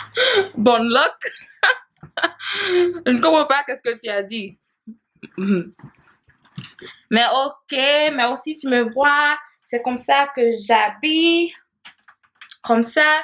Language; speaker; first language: French; non-native, learner; Haitian Creole